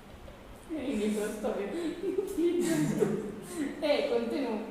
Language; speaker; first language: Portuguese; non-native, fluent; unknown